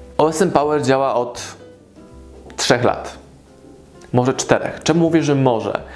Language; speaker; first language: Polish; native; Polish